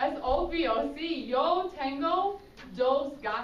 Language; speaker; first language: Spanish; non-native, fluent; English